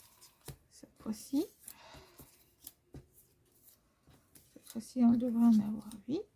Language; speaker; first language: French; native; French